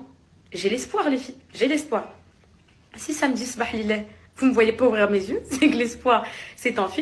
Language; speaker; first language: French; native; French